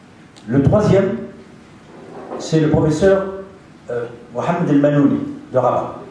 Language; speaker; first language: French; non-native, local second language; Arabic